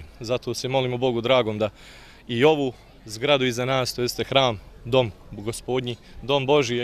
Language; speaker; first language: Serbian; native; Serbian